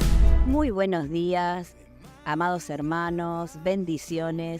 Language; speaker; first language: Spanish; native; Spanish